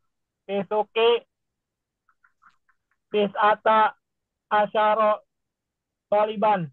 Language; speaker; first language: Arabic; non-native, learner; Indonesian